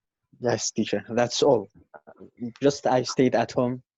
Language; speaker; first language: English; non-native, learner; Kurdish